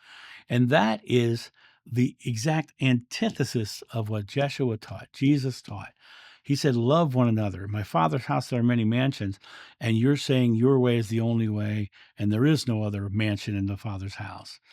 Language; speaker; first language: English; native; English